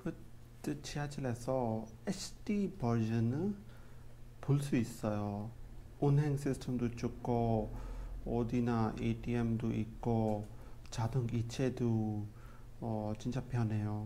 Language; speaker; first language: Korean; non-native, learner; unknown